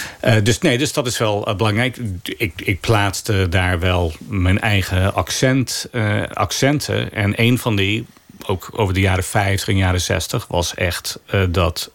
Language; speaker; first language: Dutch; non-native, fluent; English